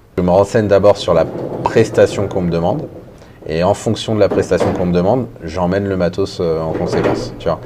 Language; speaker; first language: French; native; French